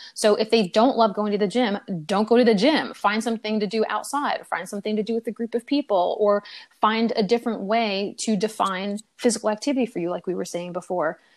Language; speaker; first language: English; native; English